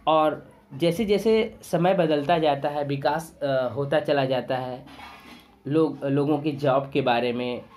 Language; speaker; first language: Hindi; native; Hindi